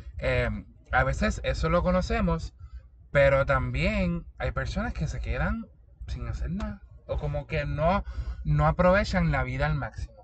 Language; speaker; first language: Spanish; native; Spanish